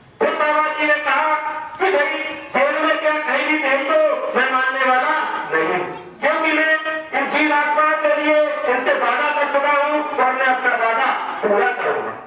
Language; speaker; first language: Hindi; native; Hindi